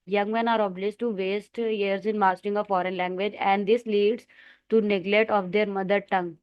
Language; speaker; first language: English; non-native, local second language; Punjabi